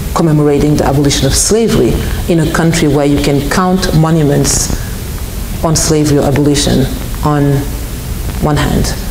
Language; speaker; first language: English; non-native, fluent; French